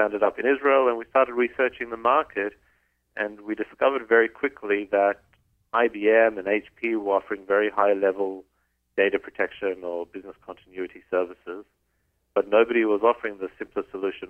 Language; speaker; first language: English; native; English